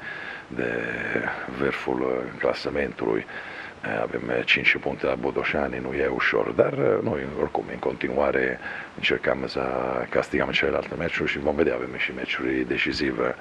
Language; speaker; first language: Romanian; non-native, fluent; Italian